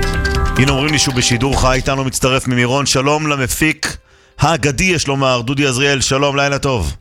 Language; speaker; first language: Hebrew; native; Hebrew